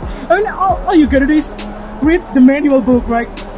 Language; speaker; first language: English; non-native, fluent; Indonesian